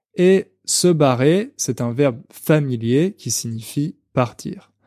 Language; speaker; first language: French; native; French